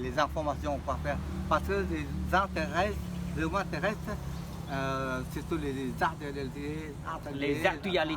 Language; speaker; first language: French; non-native, fluent; Khmer